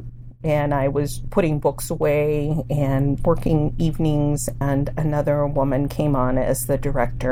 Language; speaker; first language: English; early bilingual, other home language; Spanish